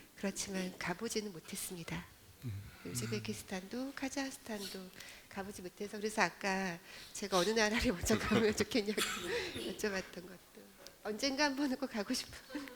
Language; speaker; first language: Korean; native; Korean